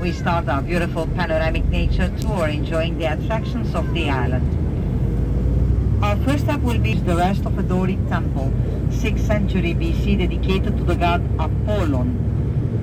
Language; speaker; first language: English; non-native, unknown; Greek